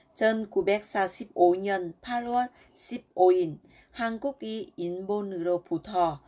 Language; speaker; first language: Korean; non-native, learner; Vietnamese